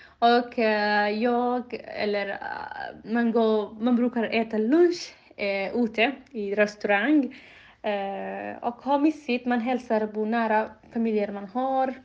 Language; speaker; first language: Swedish; non-native, learner; Somali